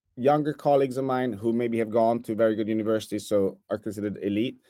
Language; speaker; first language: English; non-native, fluent; Italian